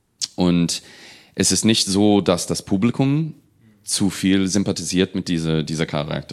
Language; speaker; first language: German; non-native, fluent; English